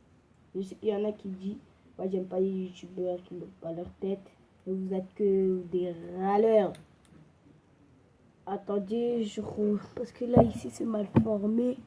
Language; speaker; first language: French; native; French